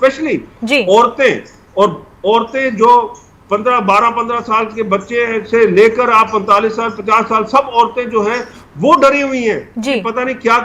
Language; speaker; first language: Hindi; native; Hindi